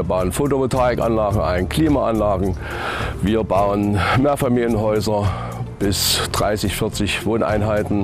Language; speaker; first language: German; native; German